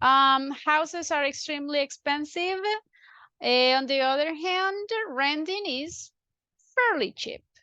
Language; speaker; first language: English; non-native, fluent; Spanish